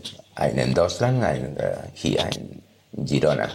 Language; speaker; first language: German; non-native, fluent; Spanish